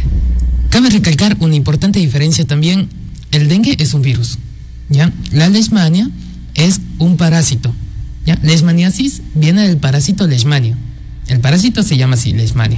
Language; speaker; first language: Spanish; native; Spanish